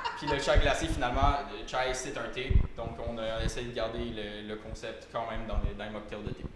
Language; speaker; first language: French; native; French